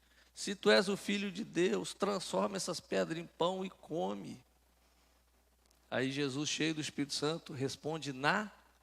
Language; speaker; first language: Portuguese; native; Portuguese